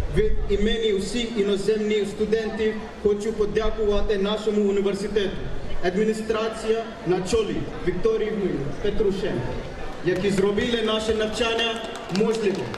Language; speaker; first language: Ukrainian; non-native, learner; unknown